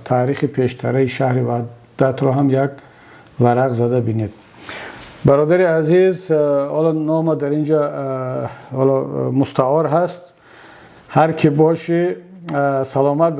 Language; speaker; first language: Persian; native; Persian